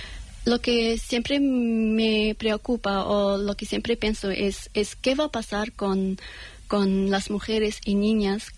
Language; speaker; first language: Spanish; non-native, fluent; Persian